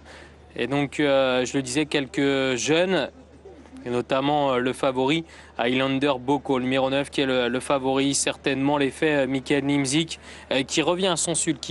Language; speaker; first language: French; native; French